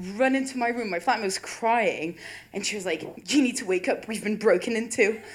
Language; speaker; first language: English; non-native, fluent; French